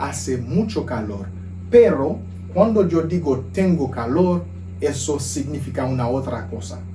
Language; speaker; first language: Spanish; non-native, fluent; Haitian Creole